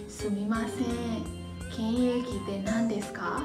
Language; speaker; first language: Japanese; non-native, learner; Vietnamese